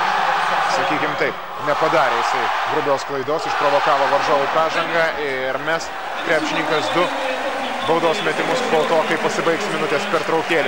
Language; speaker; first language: Lithuanian; native; Lithuanian